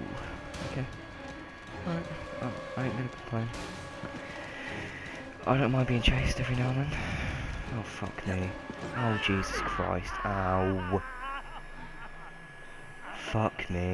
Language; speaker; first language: English; native; English